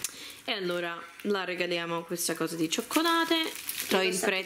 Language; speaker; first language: Italian; early bilingual, heritage; Italian